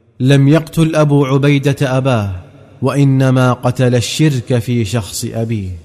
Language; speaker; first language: Arabic; native; Arabic